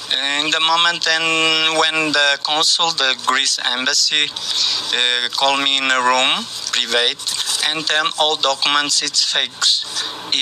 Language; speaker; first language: English; non-native, learner; Portuguese